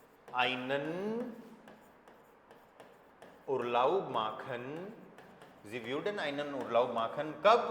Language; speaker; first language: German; non-native, fluent; Hindi